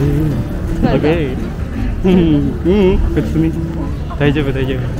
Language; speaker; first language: Japanese; non-native, fluent; Indonesian